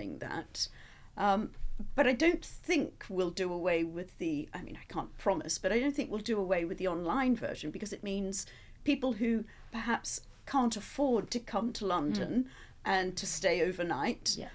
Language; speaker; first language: English; native; English